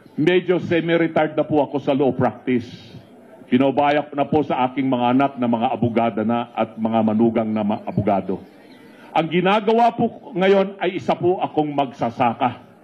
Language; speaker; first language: Filipino; non-native, local second language; Iloko